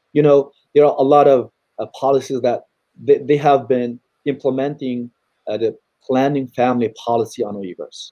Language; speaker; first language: English; non-native, fluent; Chinese